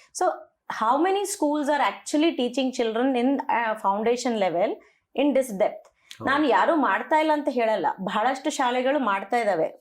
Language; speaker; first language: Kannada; non-native, local second language; Telugu